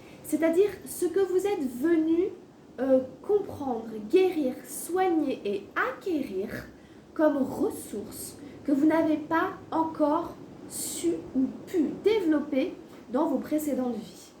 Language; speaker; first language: French; native; French